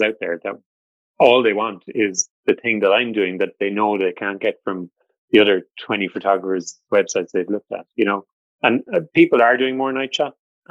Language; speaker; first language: English; native; English